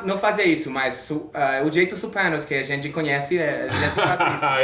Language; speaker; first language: Portuguese; non-native, learner; English